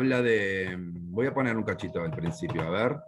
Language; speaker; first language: Spanish; native; Spanish